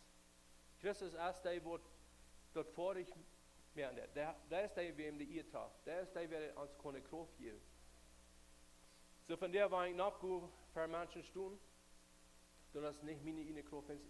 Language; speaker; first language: German; non-native, learner; Plautdietsch